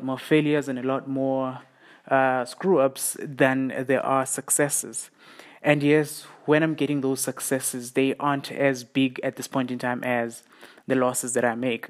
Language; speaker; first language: English; non-native, local second language; South Ndebele